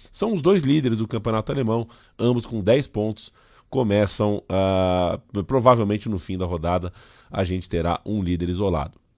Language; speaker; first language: Portuguese; native; Portuguese